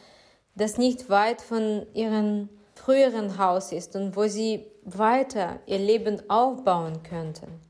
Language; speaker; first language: German; non-native, fluent; Ukrainian